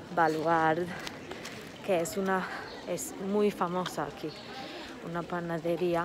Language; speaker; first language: Spanish; non-native, fluent; Turkish